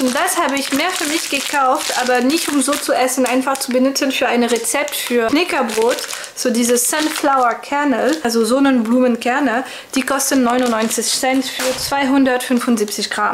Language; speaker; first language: German; non-native, fluent; French